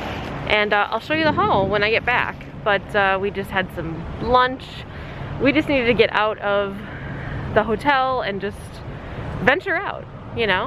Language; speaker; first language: English; native; English